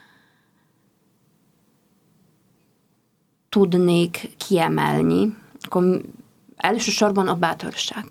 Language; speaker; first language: Hungarian; non-native, fluent; Polish